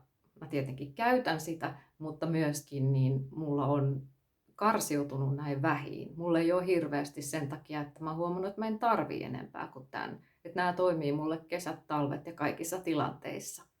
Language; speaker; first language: Finnish; native; Finnish